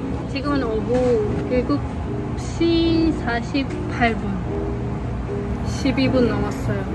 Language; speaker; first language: Korean; non-native, learner; Persian